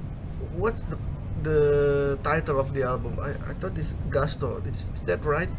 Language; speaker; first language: English; non-native, learner; Indonesian